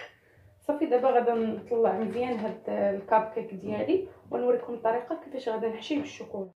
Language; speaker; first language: Arabic; native; Arabic